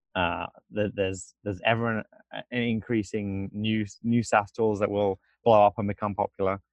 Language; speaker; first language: English; native; English